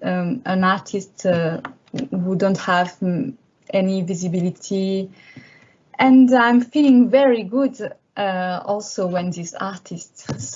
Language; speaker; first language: English; non-native, learner; French